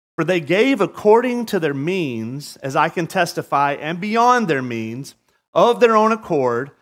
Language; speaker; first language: English; native; English